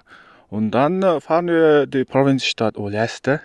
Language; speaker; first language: German; non-native, learner; Mongolian